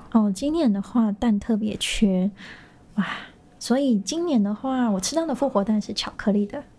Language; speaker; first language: Chinese; native; Chinese